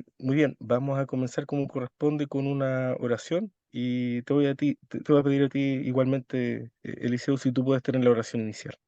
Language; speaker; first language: Spanish; native; Spanish